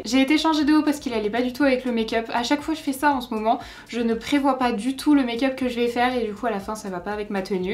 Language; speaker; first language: French; native; French